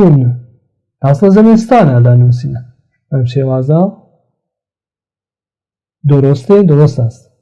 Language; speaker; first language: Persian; non-native, fluent; Central Kurdish